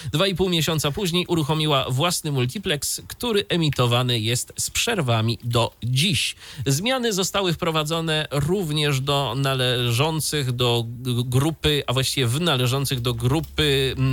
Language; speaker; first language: Polish; native; Polish